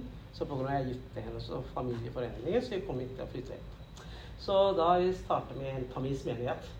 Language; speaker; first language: Norwegian; non-native, learner; Tamil